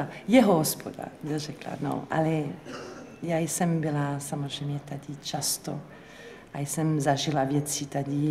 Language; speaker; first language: Czech; non-native, fluent; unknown